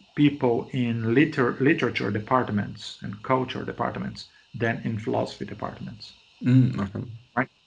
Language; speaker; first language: English; non-native, fluent; Portuguese